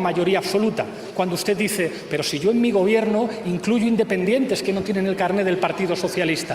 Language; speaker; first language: Spanish; native; Spanish